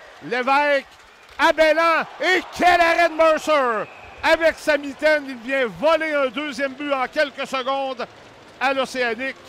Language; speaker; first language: French; native; French